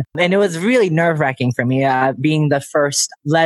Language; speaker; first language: English; native; English